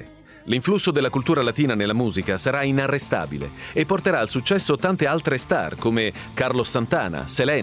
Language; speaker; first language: Italian; native; Italian